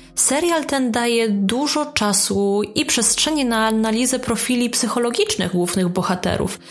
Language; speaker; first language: Polish; early bilingual, heritage; Italian